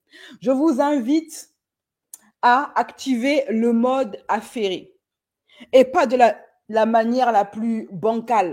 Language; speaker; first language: French; native; French